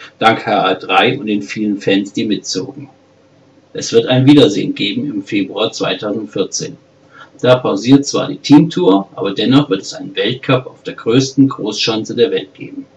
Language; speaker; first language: German; native; German